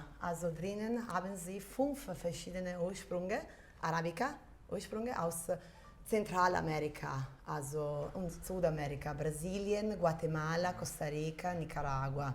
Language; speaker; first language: German; non-native, fluent; Italian